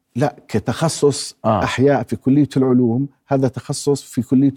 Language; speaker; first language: Arabic; native; Arabic